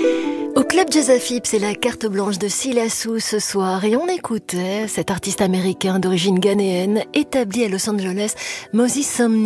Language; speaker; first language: French; native; French